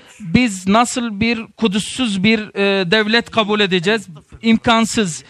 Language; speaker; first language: Turkish; non-native, fluent; Arabic